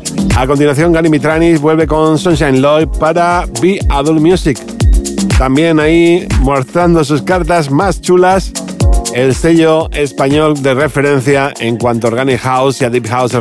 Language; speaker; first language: Spanish; native; Spanish